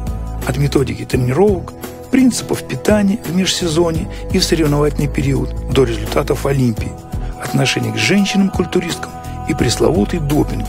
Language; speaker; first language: Russian; native; Russian